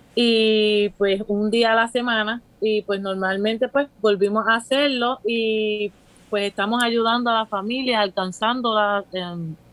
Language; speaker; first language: Spanish; native; Spanish